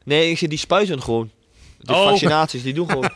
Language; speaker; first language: Dutch; native; Dutch